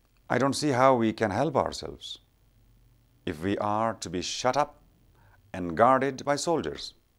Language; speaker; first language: English; non-native, local second language; Persian